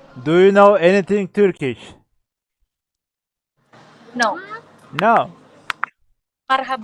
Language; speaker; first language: English; non-native, learner; Turkish